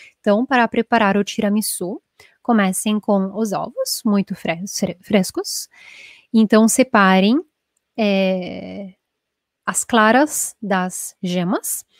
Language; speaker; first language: Portuguese; non-native, fluent; Italian